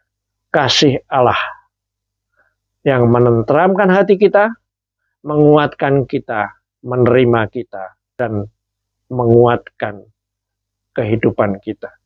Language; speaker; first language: Indonesian; native; Indonesian